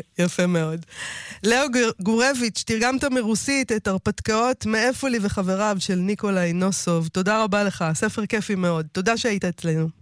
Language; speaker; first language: Hebrew; native; Hebrew